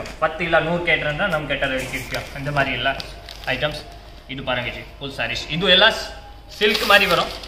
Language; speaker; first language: Tamil; non-native, learner; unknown